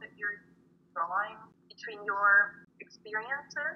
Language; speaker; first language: English; non-native, fluent; Ukrainian